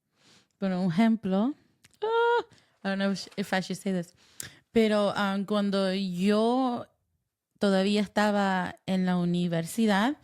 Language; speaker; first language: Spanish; early bilingual, heritage; Spanish